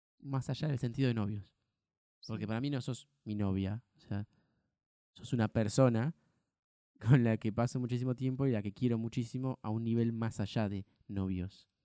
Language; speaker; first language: Spanish; native; Spanish